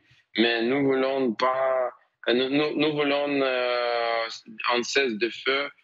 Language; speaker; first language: French; non-native, learner; Ukrainian